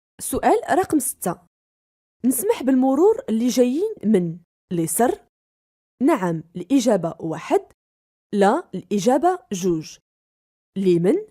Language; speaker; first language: Arabic; native; Arabic